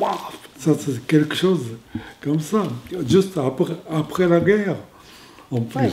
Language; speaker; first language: French; non-native, fluent; Japanese